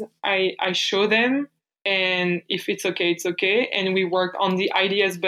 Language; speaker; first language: English; non-native, fluent; French